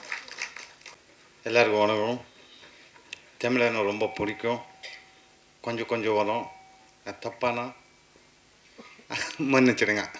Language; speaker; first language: Tamil; non-native, local second language; Kannada